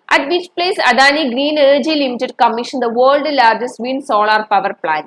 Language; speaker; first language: English; non-native, local second language; Malayalam